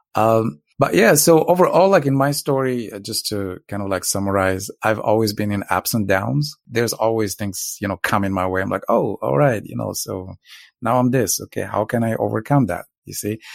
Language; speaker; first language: English; non-native, fluent; Arabic